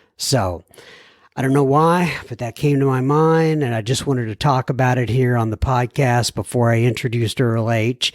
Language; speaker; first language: English; native; English